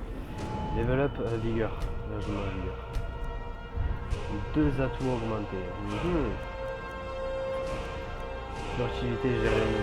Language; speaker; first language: French; native; French